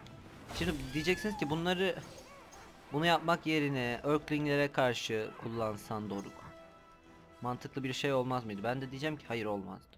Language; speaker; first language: Turkish; native; Turkish